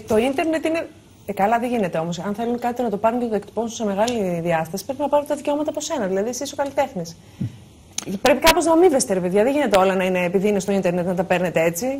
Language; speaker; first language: Greek; native; Greek